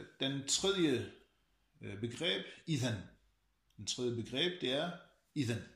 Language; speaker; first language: Danish; early bilingual, other home language; Arabic